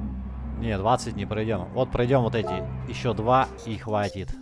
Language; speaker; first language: Russian; native; Russian